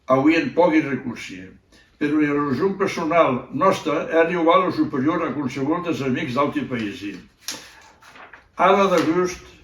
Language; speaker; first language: Catalan; non-native, local second language; Occitan